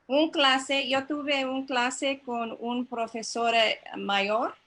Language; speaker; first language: Spanish; non-native, learner; English